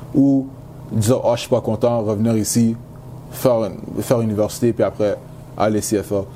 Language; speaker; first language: French; native; French